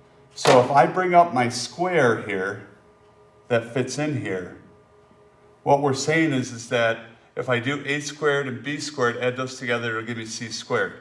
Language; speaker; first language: English; native; English